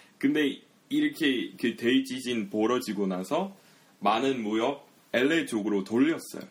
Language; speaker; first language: Korean; early bilingual, heritage; English